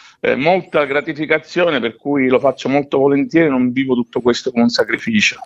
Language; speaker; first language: Italian; native; Italian